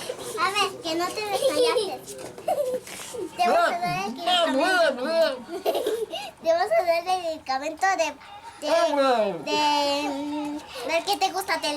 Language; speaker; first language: Spanish; native; Spanish